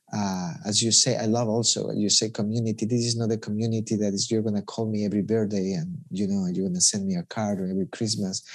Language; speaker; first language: English; non-native, fluent; Spanish